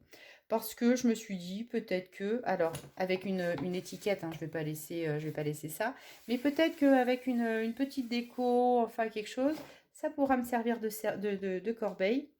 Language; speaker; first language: French; native; French